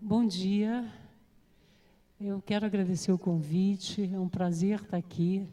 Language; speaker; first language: Portuguese; native; Portuguese